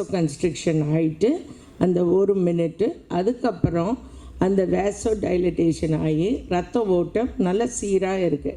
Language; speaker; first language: Tamil; native; Tamil